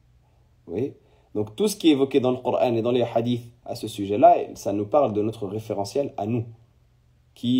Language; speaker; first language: French; native; French